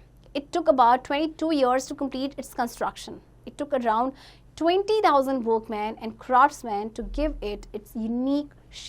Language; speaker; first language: English; non-native, local second language; Hindi